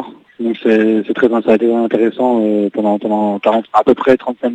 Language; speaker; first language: French; native; French